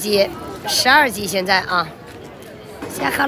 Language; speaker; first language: Chinese; native; Chinese